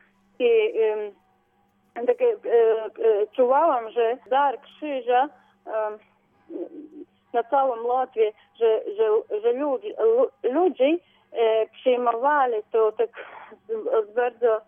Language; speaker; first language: Polish; non-native, learner; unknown